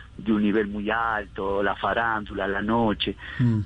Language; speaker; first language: Spanish; native; Spanish